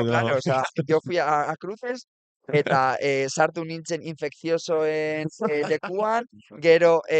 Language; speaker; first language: Basque; non-native, local second language; Spanish